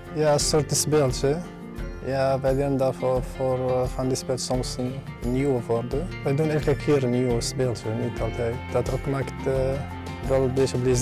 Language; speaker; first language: Dutch; non-native, learner; Arabic